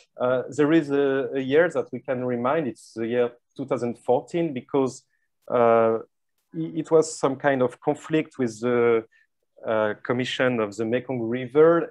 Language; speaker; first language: English; non-native, fluent; French